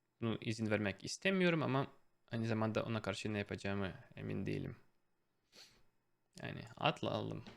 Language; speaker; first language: Turkish; non-native, fluent; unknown